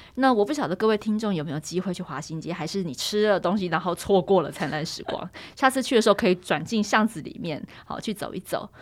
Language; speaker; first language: Chinese; native; Chinese